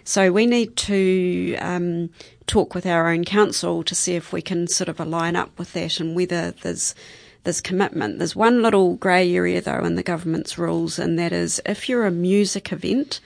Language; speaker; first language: English; native; English